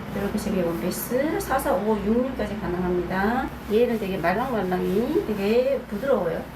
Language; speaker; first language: Korean; native; Korean